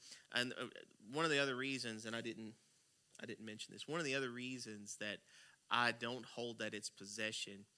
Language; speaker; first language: English; native; English